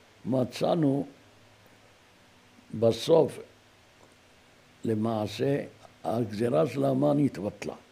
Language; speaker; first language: Hebrew; non-native, fluent; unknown